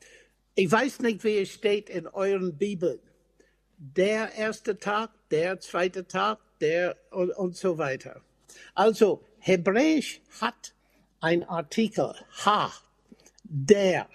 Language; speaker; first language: German; non-native, fluent; English